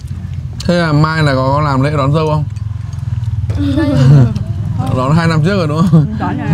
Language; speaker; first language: Vietnamese; native; Vietnamese